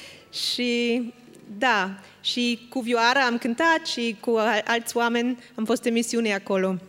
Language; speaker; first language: Romanian; non-native, fluent; English